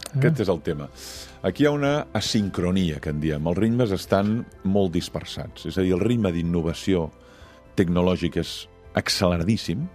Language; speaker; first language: Catalan; native; Catalan